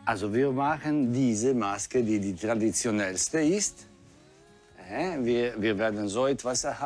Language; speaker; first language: German; non-native, fluent; Italian